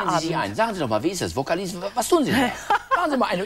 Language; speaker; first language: German; native; German